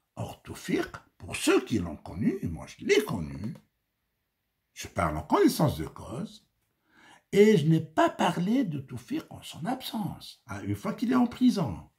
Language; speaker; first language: French; non-native, local second language; Arabic